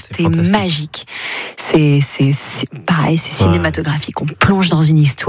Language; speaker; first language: French; native; French